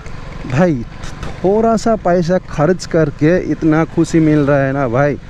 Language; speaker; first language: Hindi; non-native, local second language; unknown